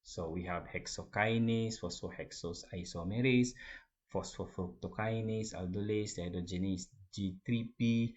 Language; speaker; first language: English; non-native, local second language; Filipino